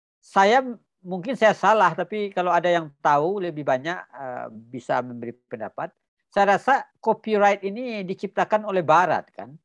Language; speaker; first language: Indonesian; non-native, local second language; Minangkabau